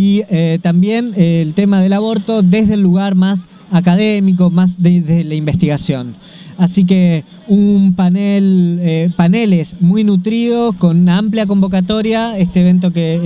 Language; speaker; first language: Spanish; native; Spanish